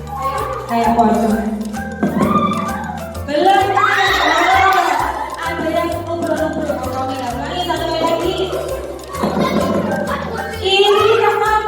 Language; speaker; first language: Indonesian; native; Indonesian